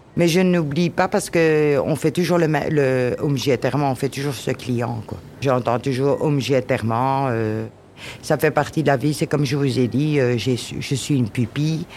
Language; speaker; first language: French; native; French